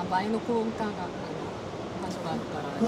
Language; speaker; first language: Japanese; non-native, fluent; Korean